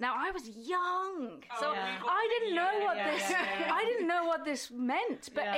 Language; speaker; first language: English; native; English